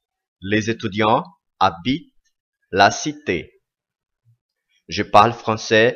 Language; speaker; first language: French; non-native, fluent; Portuguese